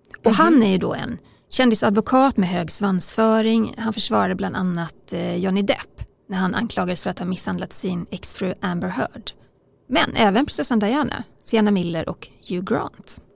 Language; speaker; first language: Swedish; native; Swedish